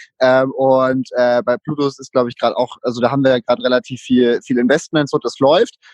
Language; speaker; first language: German; native; German